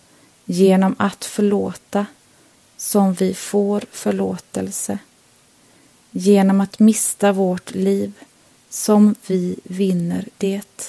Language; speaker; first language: Swedish; native; Swedish